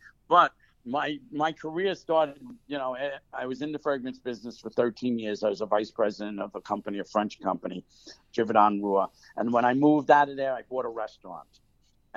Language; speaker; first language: English; native; English